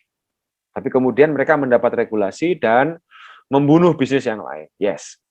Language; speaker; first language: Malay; non-native, local second language; Javanese